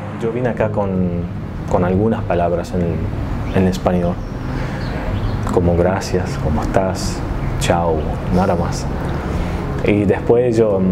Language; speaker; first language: Spanish; non-native, fluent; Arabic